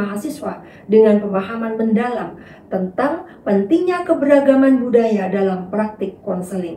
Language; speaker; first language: Indonesian; native; Indonesian